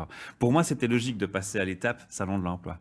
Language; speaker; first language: French; native; French